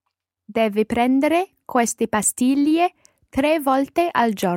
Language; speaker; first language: Italian; non-native, learner; English